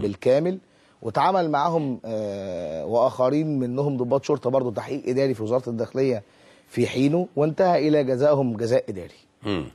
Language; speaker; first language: Arabic; native; Arabic